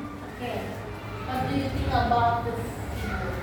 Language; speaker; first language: English; non-native, learner; Indonesian